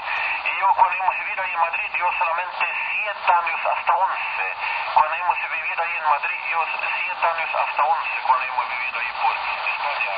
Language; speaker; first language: Spanish; non-native, learner; Swedish